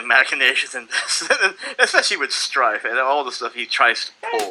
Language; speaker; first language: English; non-native, local second language; Filipino